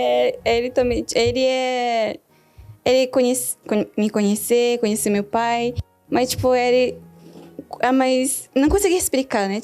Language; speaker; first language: Portuguese; non-native, learner; Japanese